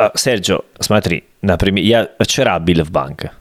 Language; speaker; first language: Russian; non-native, learner; Italian